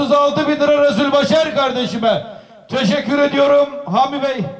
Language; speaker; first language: Turkish; native; Turkish